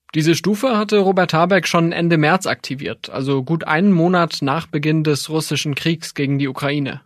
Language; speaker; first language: German; native; German